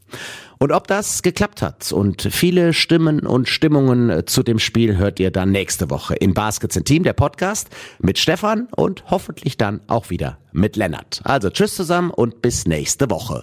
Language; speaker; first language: German; native; German